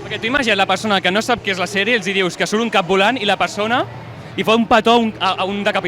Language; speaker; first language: Catalan; native; Catalan